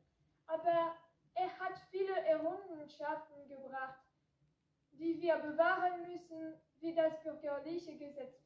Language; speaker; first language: German; non-native, learner; French